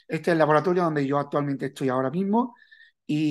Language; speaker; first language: Spanish; native; Spanish